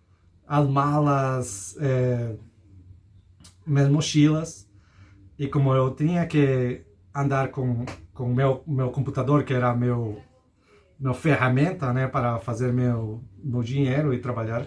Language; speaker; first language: Portuguese; non-native, fluent; Spanish